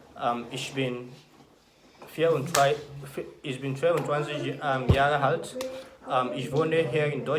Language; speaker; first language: German; non-native, learner; Yoruba